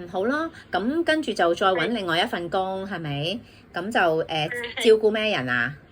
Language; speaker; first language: Cantonese; native; Cantonese